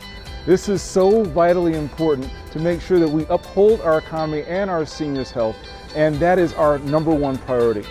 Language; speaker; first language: English; native; English